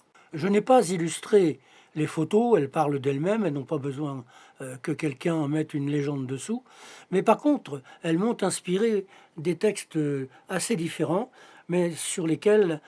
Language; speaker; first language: French; native; French